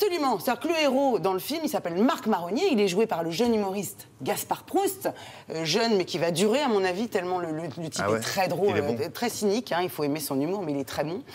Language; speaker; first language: French; native; French